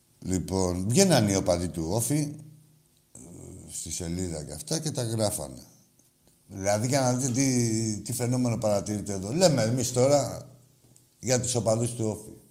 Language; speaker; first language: Greek; native; Greek